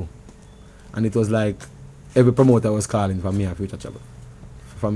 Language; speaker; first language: English; non-native, local second language; Jamaican Creole English